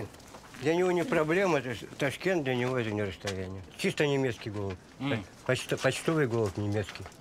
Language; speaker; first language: Russian; non-native, local second language; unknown